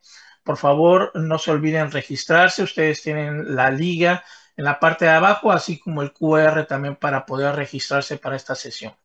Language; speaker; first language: Spanish; native; Spanish